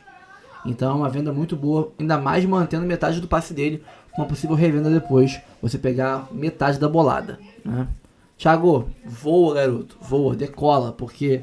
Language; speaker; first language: Portuguese; native; Portuguese